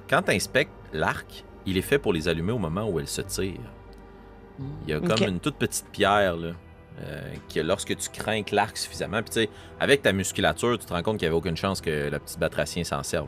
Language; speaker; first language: French; native; French